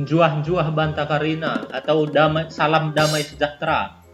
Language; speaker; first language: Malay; non-native, local second language; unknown